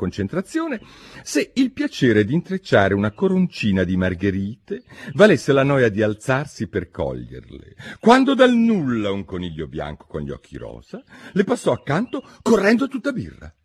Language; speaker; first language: Italian; native; Italian